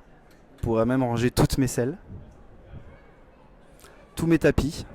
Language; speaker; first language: French; native; French